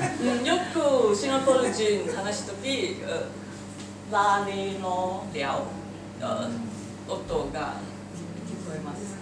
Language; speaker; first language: Japanese; non-native, learner; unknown